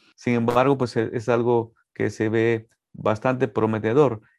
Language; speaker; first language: Spanish; native; Spanish